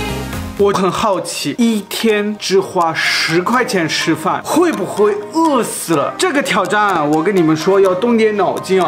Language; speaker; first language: Chinese; non-native, fluent; German